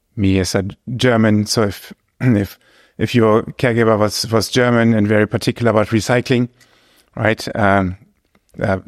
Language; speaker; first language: English; non-native, fluent; German